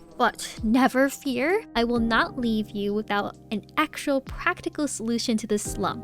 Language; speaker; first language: English; native; English